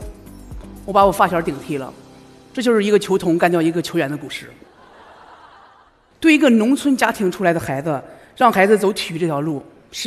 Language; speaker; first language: Chinese; native; Chinese